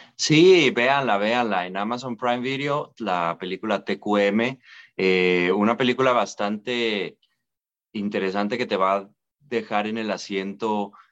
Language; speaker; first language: Spanish; native; Spanish